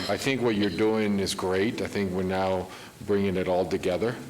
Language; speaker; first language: English; early bilingual, other home language; Spanish